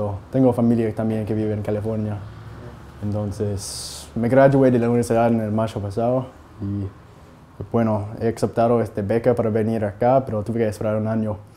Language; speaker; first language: Spanish; non-native, fluent; English